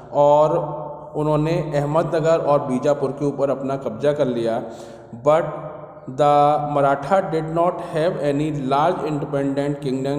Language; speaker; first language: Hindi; native; Hindi